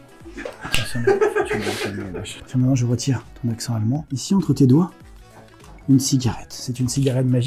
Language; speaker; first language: French; native; French